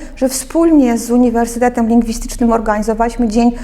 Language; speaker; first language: Polish; early bilingual, other home language; Russian